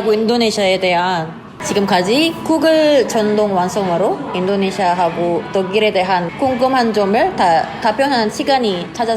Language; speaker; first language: Korean; non-native, fluent; Indonesian